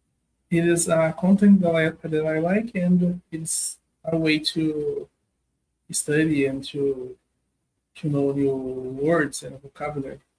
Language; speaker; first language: English; non-native, learner; Portuguese